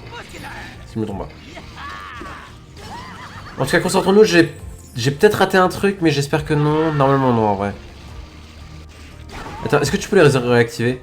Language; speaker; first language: French; native; French